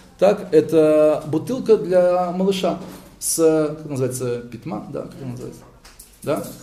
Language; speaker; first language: Russian; early bilingual, heritage; Hebrew